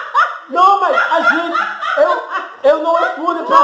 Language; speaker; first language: Portuguese; non-native, fluent; Haitian Creole